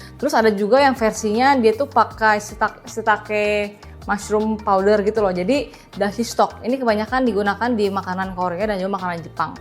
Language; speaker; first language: Indonesian; native; Indonesian